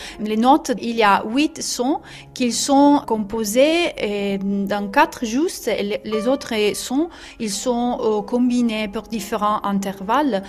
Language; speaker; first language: French; non-native, learner; Italian